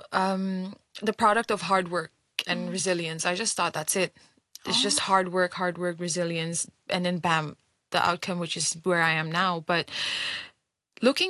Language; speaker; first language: English; non-native, local second language; Nepali